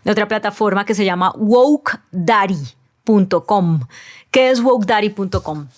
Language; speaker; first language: Spanish; native; Spanish